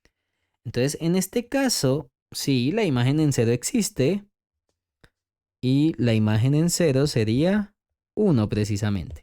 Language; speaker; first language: Spanish; native; Spanish